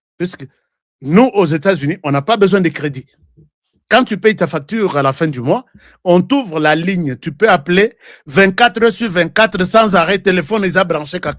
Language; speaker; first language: French; non-native, local second language; Lingala